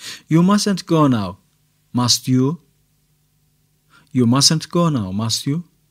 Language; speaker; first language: English; non-native, fluent; Turkish